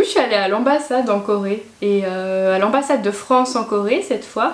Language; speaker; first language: French; native; French